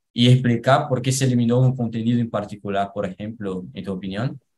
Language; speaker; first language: Spanish; non-native, learner; Portuguese